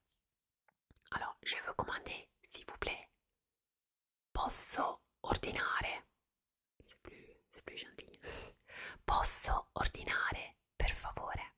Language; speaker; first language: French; non-native, fluent; Italian